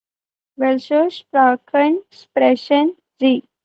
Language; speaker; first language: German; non-native, fluent; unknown